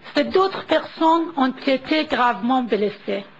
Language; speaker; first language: French; non-native, fluent; Persian